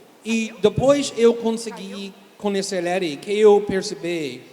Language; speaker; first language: Portuguese; non-native, fluent; English